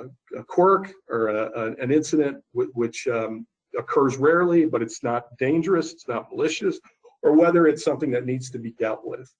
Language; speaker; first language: English; native; English